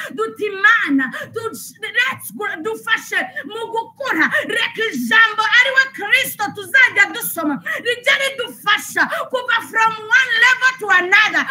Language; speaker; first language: Kinyarwanda; early bilingual, heritage; Kinyarwanda